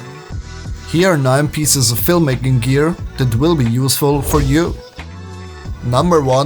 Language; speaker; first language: English; non-native, fluent; German